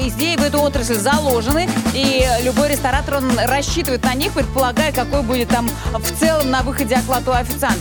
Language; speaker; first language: Russian; native; Russian